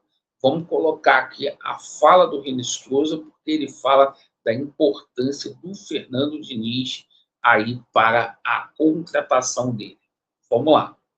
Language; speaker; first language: Portuguese; native; Portuguese